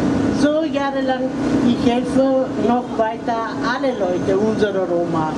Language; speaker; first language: German; non-native, learner; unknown